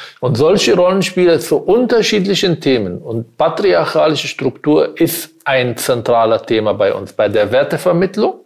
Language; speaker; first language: German; non-native, fluent; Arabic